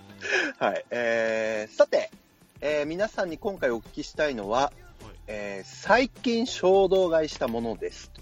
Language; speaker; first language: Japanese; native; Japanese